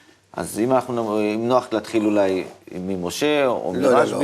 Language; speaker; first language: Hebrew; native; Hebrew